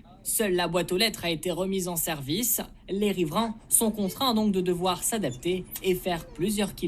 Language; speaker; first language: French; native; French